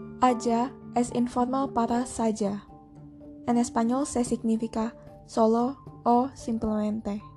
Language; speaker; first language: Spanish; non-native, learner; Indonesian